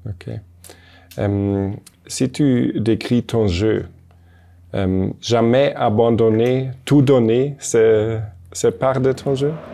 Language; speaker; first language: French; non-native, fluent; German